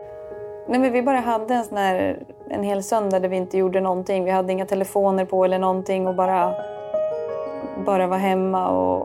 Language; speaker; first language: Swedish; native; Swedish